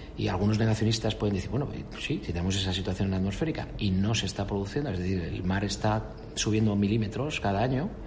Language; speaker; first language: Spanish; native; Spanish